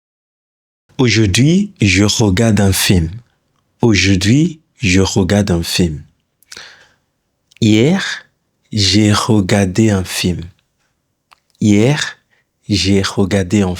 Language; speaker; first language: French; non-native, fluent; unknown